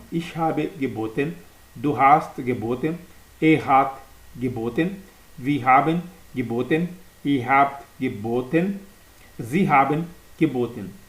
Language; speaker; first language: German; non-native, learner; Portuguese